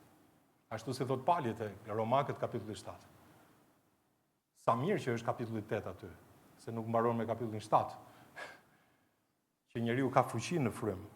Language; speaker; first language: Albanian; native; Albanian